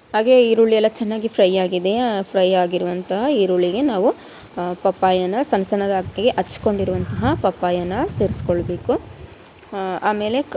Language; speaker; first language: Kannada; non-native, local second language; Kodava